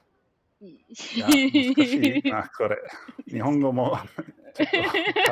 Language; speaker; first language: Japanese; non-native, fluent; Danish